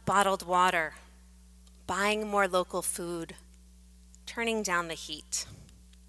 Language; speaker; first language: English; native; English